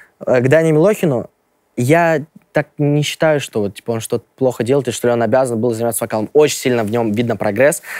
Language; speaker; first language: Russian; native; Russian